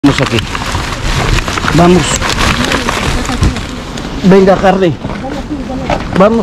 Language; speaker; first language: Spanish; non-native, learner; Filipino